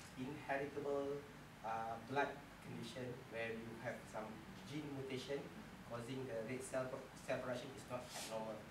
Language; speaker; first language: English; non-native, local second language; Malay